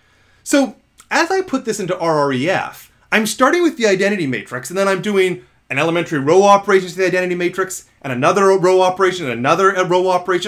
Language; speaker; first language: English; native; English